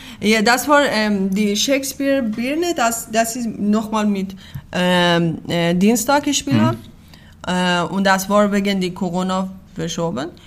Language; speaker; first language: German; non-native, learner; Persian